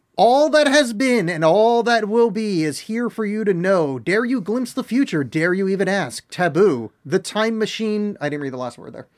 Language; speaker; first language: English; native; English